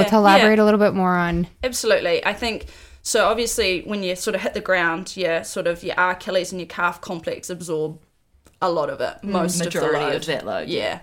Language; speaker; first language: English; native; English